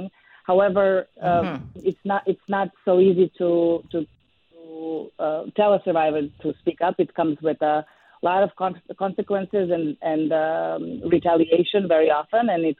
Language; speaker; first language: English; non-native, fluent; Serbian